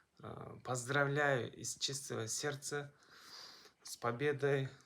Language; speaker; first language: Russian; non-native, local second language; Kazakh